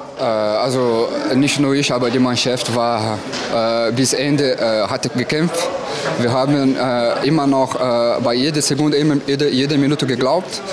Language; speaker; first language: German; non-native, learner; Portuguese